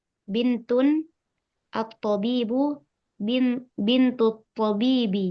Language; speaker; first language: Arabic; non-native, learner; Indonesian